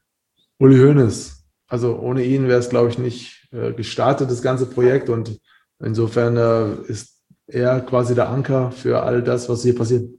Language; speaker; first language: German; native; German